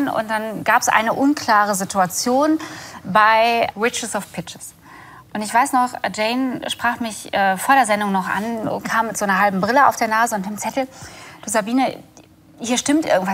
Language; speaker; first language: German; native; German